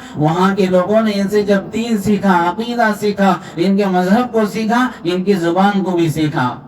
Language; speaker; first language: Urdu; native; Urdu